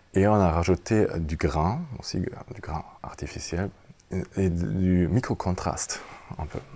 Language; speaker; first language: French; non-native, fluent; German